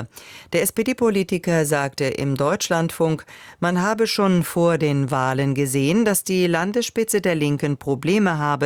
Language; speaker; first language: German; native; German